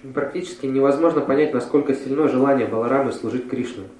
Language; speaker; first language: Russian; native; Russian